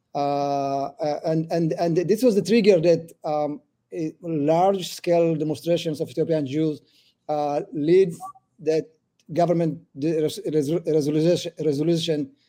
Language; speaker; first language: English; early bilingual, other home language; Amharic